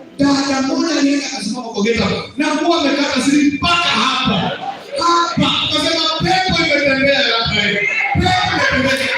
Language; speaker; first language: Swahili; non-native, local second language; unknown